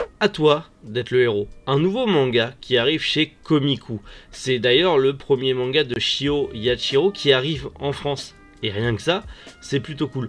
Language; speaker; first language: French; native; French